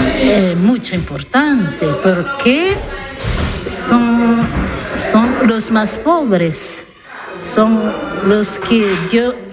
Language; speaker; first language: Spanish; non-native, learner; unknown